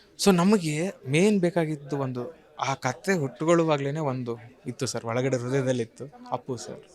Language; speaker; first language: Kannada; native; Kannada